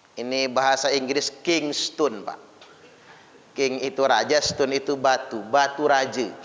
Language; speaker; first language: Indonesian; non-native, local second language; Malay